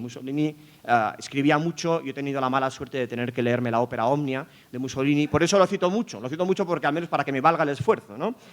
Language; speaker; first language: Spanish; native; Spanish